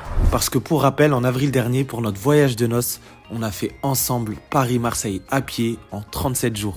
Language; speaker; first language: French; native; French